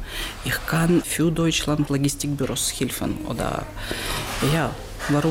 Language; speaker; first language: German; non-native, learner; Ukrainian